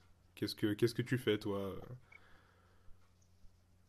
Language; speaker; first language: French; native; French